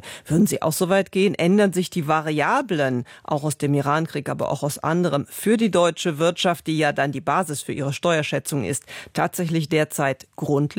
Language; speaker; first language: German; native; German